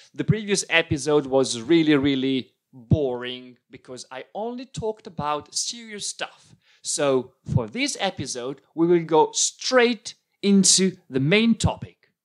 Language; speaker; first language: English; non-native, fluent; Italian